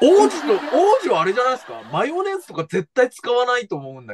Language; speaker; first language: Japanese; native; Japanese